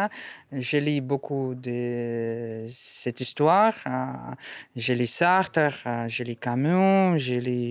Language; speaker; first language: French; non-native, learner; Russian